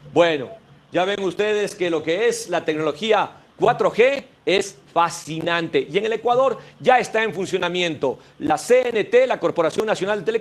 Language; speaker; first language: Spanish; native; Spanish